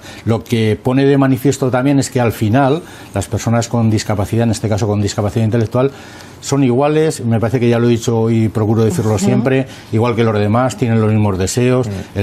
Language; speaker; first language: Spanish; native; Spanish